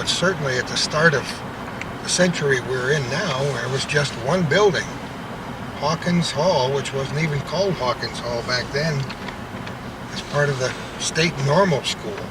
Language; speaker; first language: English; native; English